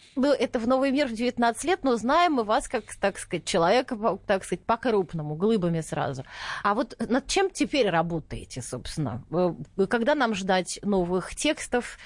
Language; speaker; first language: Russian; native; Russian